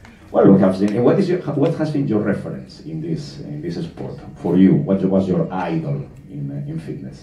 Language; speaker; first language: English; non-native, fluent; Spanish